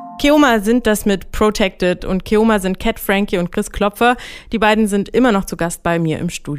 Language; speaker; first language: German; native; German